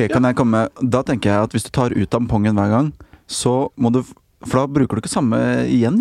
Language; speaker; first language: Norwegian; native; Norwegian